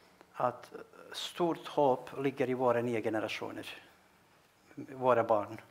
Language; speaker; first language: Norwegian; non-native, fluent; Bosnian